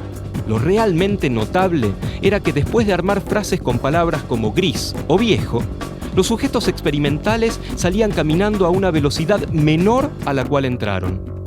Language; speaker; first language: Spanish; native; Spanish